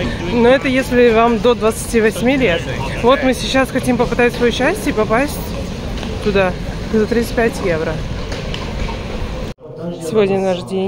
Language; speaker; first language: Russian; native; Russian